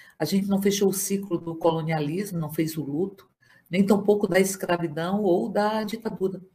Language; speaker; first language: Portuguese; native; Portuguese